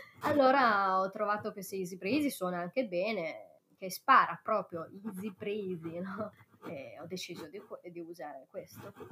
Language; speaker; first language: Italian; non-native, fluent; Chinese